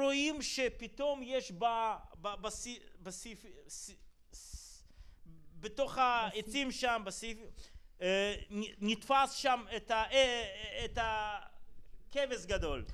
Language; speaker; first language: Hebrew; non-native, fluent; Russian